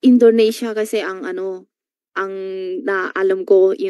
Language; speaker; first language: Filipino; non-native, learner; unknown